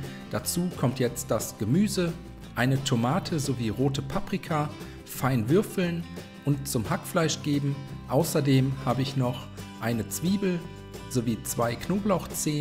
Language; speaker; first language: German; native; German